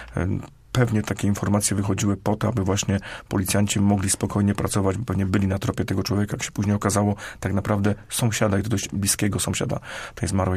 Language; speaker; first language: Polish; native; Polish